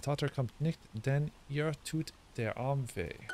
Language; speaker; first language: German; non-native, learner; English